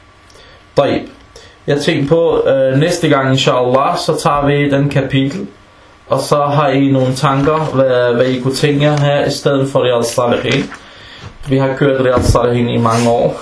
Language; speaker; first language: Danish; early bilingual, other home language; Arabic